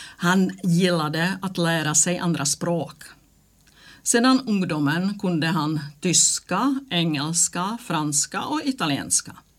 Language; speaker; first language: Swedish; non-native, fluent; Czech